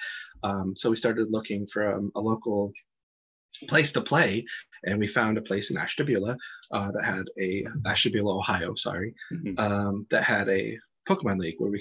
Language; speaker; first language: English; native; English